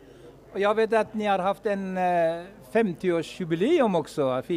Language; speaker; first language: Swedish; non-native, fluent; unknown